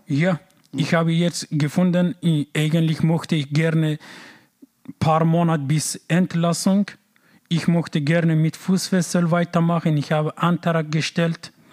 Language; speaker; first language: German; non-native, learner; Persian